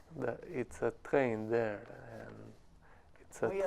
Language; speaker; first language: English; non-native, learner; Romanian